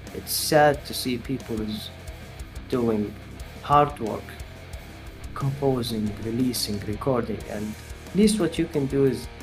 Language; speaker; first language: English; non-native, fluent; Arabic